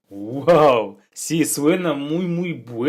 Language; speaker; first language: Spanish; non-native, fluent; Russian